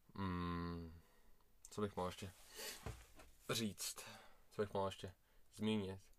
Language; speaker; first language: Czech; early bilingual, other home language; Russian